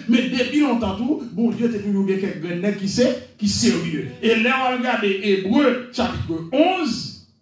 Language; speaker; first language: French; non-native, local second language; Haitian Creole